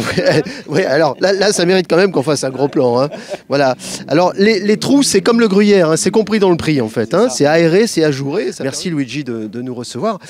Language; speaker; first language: French; native; French